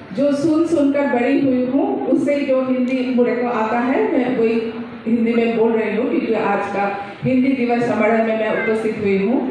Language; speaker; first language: Hindi; non-native, local second language; Bangla